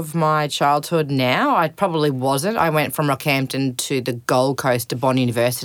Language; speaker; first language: English; native; English